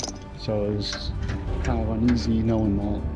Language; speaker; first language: English; native; English